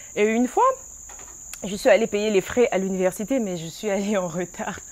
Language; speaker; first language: French; non-native, local second language; Lingala